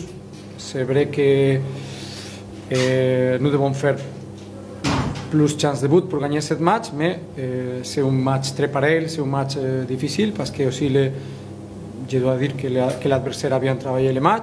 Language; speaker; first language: French; non-native, learner; Spanish